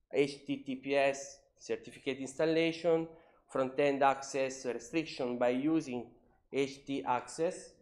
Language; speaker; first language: English; non-native, learner; Italian